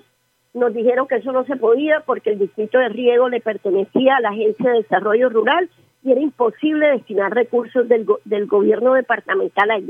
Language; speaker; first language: Spanish; native; Spanish